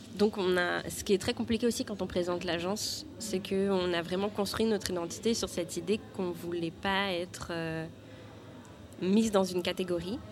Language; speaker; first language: French; native; French